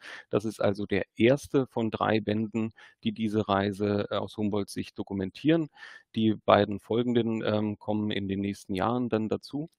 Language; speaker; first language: German; native; German